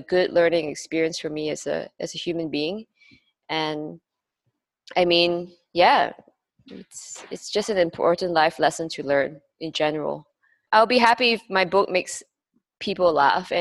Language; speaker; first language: English; non-native, local second language; Cantonese